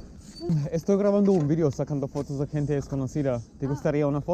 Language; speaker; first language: Spanish; non-native, learner; English